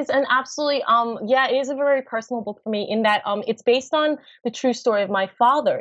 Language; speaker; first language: English; native; English